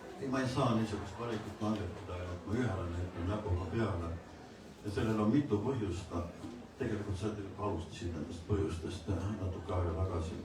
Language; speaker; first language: Estonian; native; Estonian